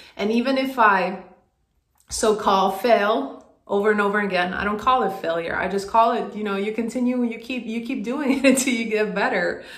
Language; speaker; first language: English; non-native, fluent; Swedish